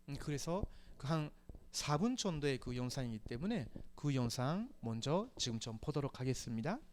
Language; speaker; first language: Korean; non-native, fluent; Japanese